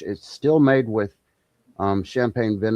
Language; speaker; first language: English; native; English